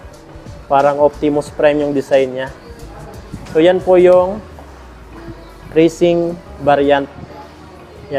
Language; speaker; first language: Filipino; native; Filipino